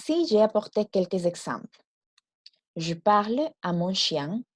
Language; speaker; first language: French; non-native, fluent; Spanish